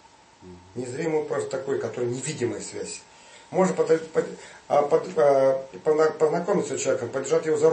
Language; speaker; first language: Russian; native; Russian